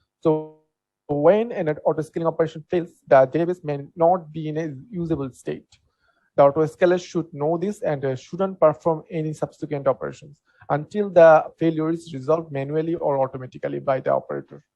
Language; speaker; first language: English; non-native, local second language; Bangla